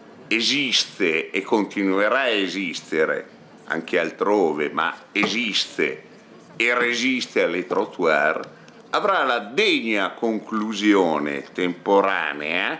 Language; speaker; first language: Italian; native; Italian